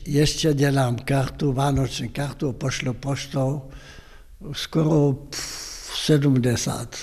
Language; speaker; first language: Czech; non-native, local second language; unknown